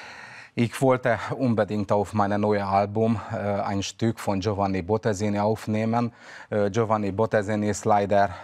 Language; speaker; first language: German; non-native, fluent; Hungarian